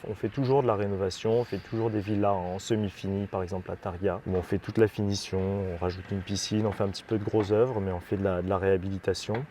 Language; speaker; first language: French; native; French